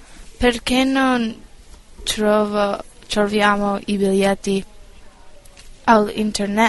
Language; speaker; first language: Italian; non-native, learner; English